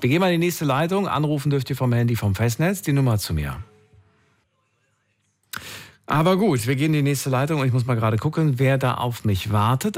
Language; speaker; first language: German; native; German